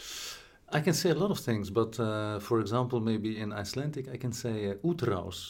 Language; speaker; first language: English; non-native, fluent; Dutch